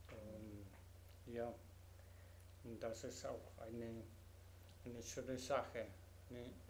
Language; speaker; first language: German; non-native, learner; Spanish